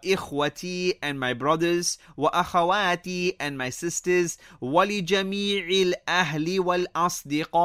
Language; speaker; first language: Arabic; non-native, fluent; English